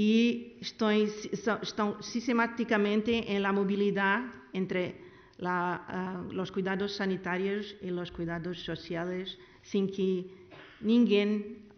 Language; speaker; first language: Spanish; non-native, learner; Portuguese